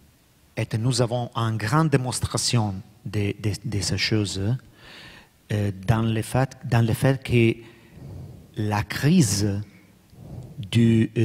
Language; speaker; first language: French; non-native, learner; Italian